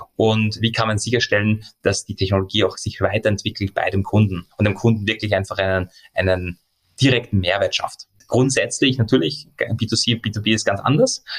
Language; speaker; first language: German; native; German